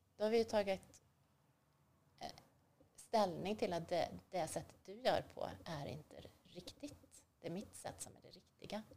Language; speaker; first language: Swedish; native; Swedish